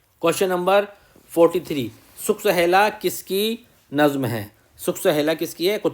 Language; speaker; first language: Urdu; native; Urdu